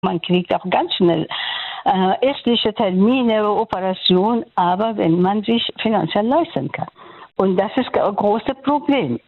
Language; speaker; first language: German; non-native, fluent; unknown